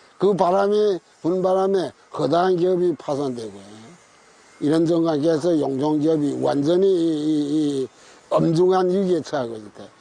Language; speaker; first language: Korean; native; Korean